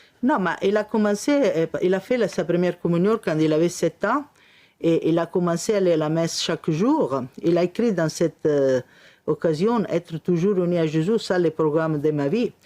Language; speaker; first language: French; non-native, fluent; Italian